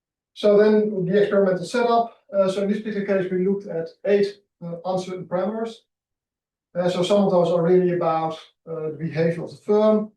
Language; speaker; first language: English; non-native, fluent; Dutch